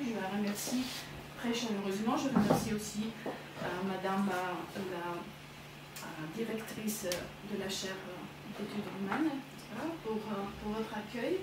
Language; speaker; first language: French; non-native, fluent; Bulgarian